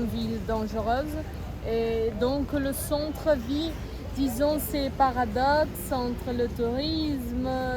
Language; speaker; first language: French; non-native, fluent; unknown